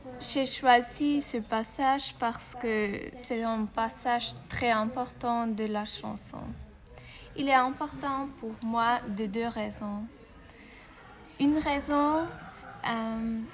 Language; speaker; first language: French; non-native, learner; German